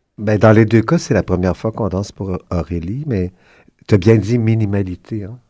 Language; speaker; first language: French; native; French